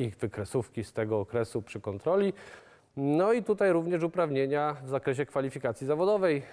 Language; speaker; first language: Polish; native; Polish